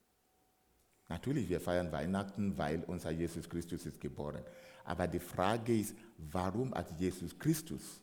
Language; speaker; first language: German; non-native, fluent; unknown